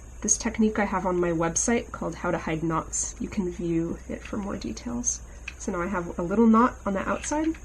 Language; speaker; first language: English; native; English